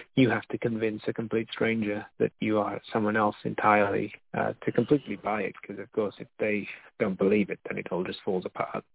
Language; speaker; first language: English; native; English